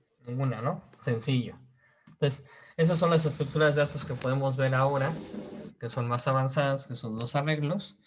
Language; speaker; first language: Spanish; native; Spanish